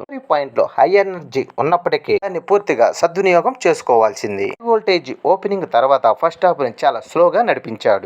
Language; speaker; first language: Telugu; native; Telugu